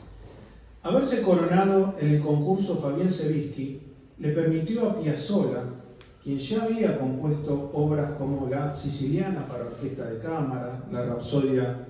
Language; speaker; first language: Spanish; native; Spanish